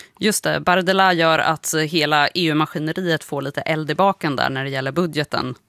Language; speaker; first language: Swedish; native; Swedish